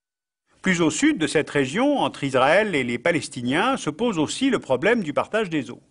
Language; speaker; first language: French; native; French